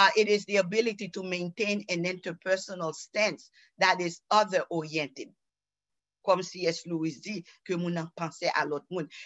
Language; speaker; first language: English; non-native, fluent; Haitian Creole